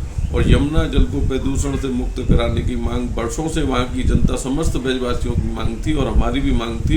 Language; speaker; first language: Hindi; native; Hindi